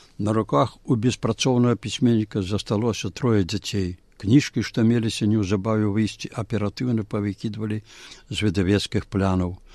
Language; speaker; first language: Belarusian; native; Belarusian